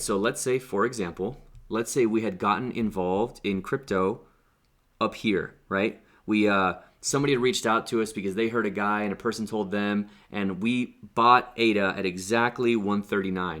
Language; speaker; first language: English; native; English